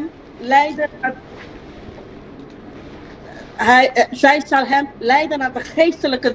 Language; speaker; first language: Dutch; non-native, local second language; Papiamento